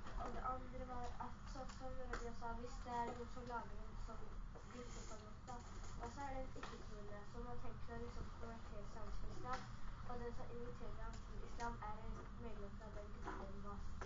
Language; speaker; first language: Norwegian; early bilingual, other home language; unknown